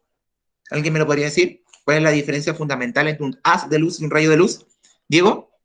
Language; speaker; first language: Spanish; native; Spanish